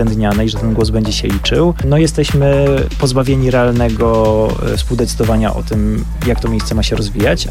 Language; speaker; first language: Polish; native; Polish